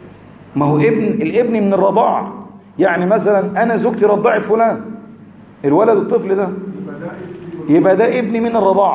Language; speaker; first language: Arabic; native; Arabic